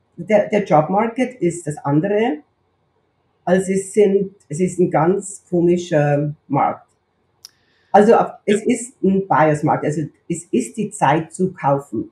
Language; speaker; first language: German; native; German